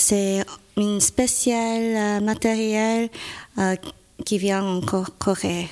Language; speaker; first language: French; non-native, learner; Korean